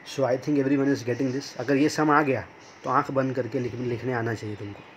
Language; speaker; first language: Hindi; non-native, local second language; Marathi